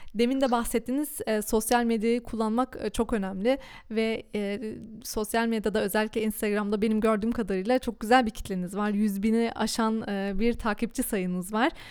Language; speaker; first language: Turkish; early bilingual, heritage; Turkish